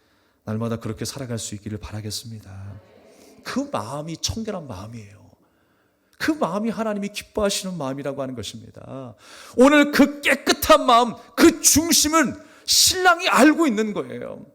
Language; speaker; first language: Korean; native; Korean